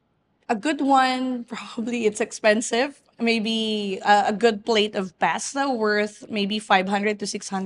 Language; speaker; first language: English; non-native, fluent; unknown